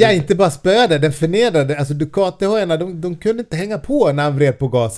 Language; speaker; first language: Swedish; native; Swedish